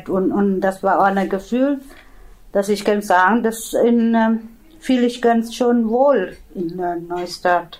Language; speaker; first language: German; non-native, fluent; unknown